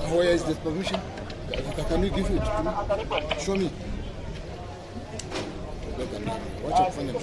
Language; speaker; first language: English; non-native, local second language; Swahili